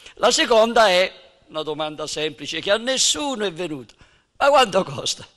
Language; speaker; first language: Italian; native; Italian